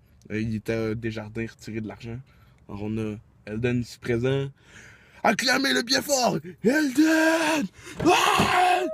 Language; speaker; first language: French; native; French